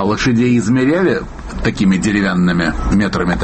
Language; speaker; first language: Russian; native; Russian